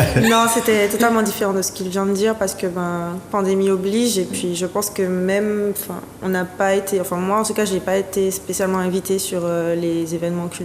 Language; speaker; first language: French; native; French